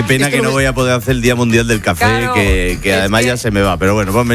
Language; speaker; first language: Spanish; native; Spanish